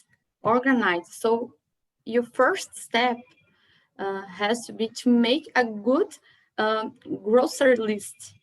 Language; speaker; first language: English; non-native, learner; Portuguese